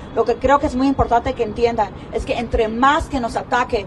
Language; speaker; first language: Spanish; early bilingual, heritage; Spanish